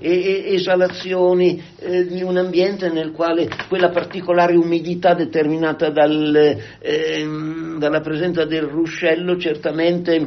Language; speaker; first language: Italian; native; Italian